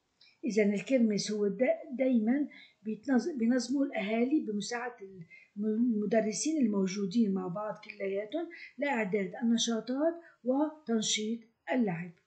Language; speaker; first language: Arabic; native; Arabic